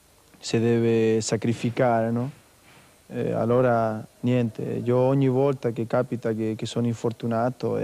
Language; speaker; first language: Italian; non-native, fluent; Spanish